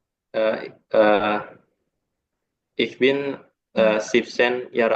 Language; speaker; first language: German; non-native, learner; Indonesian